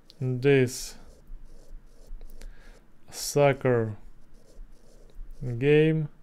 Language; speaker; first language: English; non-native, learner; Russian